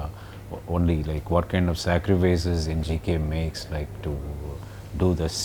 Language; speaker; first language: Telugu; non-native, learner; Tamil